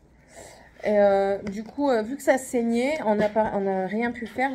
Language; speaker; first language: French; native; French